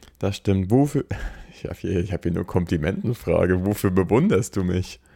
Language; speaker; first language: German; native; German